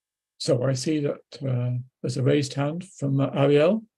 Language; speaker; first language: English; native; English